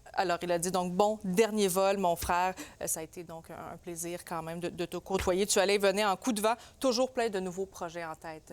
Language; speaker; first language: French; native; French